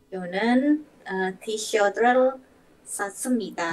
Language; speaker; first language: Korean; non-native, learner; Indonesian